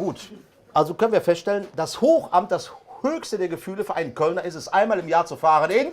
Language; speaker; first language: German; native; German